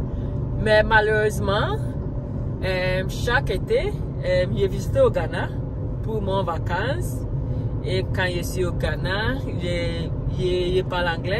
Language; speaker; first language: French; non-native, learner; Akan